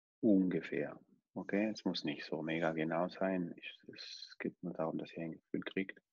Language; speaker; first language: German; non-native, fluent; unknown